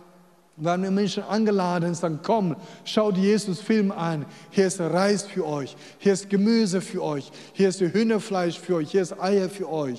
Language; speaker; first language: German; non-native, fluent; Chinese